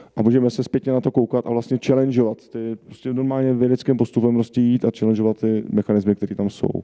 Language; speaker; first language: Czech; native; Czech